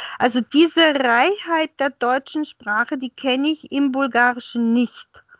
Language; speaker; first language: German; early bilingual, other home language; Bulgarian